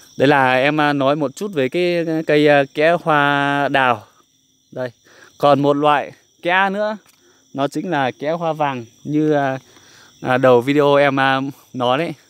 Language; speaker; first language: Vietnamese; non-native, local second language; Iu Mien